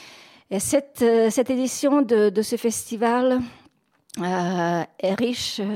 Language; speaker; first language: French; non-native, fluent; Czech